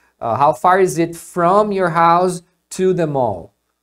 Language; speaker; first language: English; non-native, fluent; Portuguese